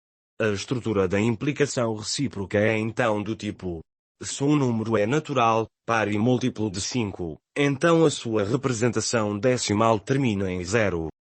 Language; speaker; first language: Portuguese; native; Portuguese